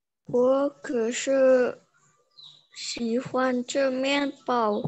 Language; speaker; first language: Chinese; non-native, learner; Indonesian